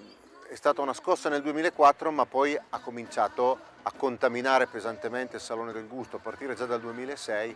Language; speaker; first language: Italian; native; Italian